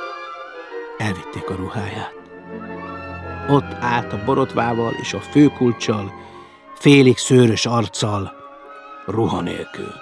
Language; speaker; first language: Hungarian; native; Hungarian